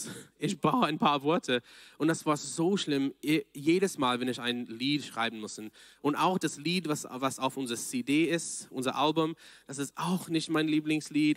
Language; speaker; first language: German; non-native, fluent; English